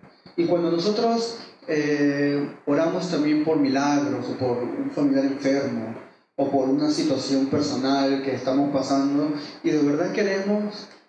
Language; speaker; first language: Spanish; native; Spanish